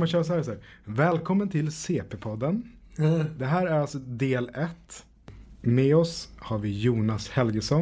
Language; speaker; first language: Swedish; native; Swedish